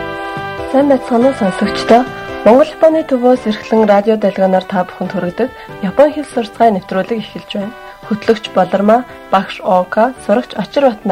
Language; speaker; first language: Mongolian; native; Mongolian